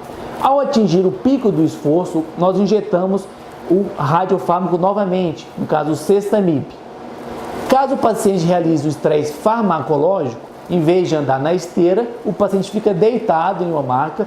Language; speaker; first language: Portuguese; native; Portuguese